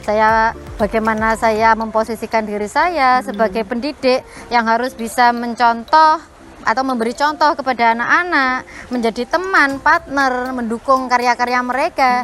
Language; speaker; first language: Indonesian; native; Indonesian